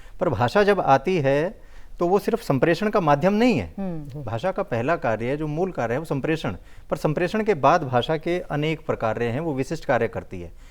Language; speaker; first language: Hindi; native; Hindi